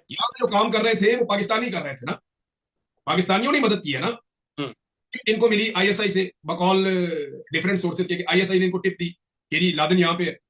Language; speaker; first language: Urdu; non-native, local second language; Punjabi